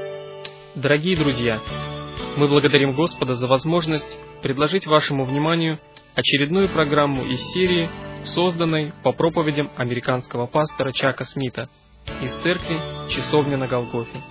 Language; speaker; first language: Russian; native; Russian